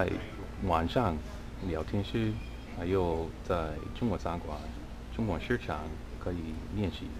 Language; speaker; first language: Chinese; non-native, fluent; English